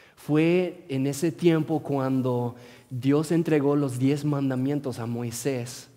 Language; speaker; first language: Spanish; non-native, fluent; English